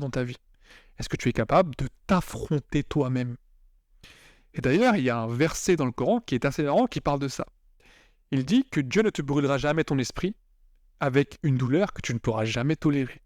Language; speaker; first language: French; native; French